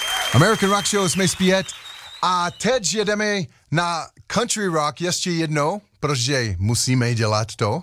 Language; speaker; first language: Czech; non-native, learner; English